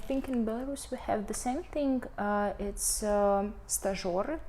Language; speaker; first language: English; non-native, learner; Russian